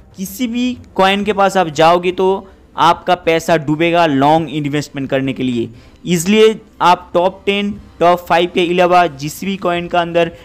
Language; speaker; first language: Hindi; non-native, local second language; Bangla